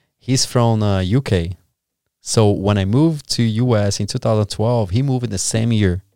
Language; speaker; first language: English; non-native, fluent; Portuguese